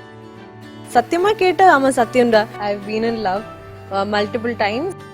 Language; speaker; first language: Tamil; non-native, learner; Malayalam